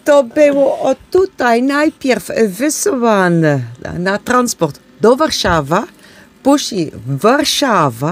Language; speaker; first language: Polish; non-native, learner; Dutch